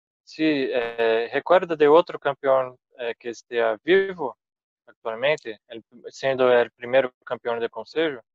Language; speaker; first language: Spanish; non-native, fluent; Portuguese